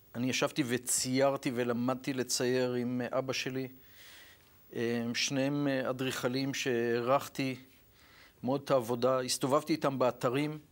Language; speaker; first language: Hebrew; native; Hebrew